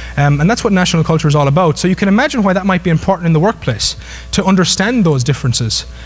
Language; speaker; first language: English; native; English